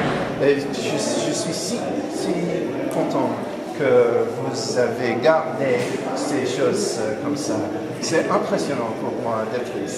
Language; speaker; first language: French; non-native, fluent; English